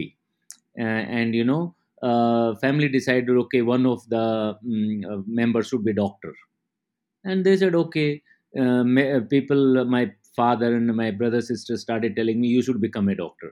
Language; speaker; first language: English; non-native, local second language; Haryanvi